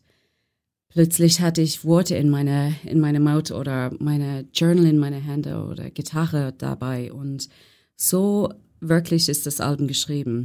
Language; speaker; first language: German; non-native, learner; English